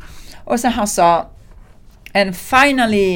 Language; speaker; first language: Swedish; non-native, fluent; Italian